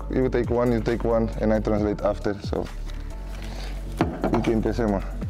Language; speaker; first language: English; non-native, learner; Portuguese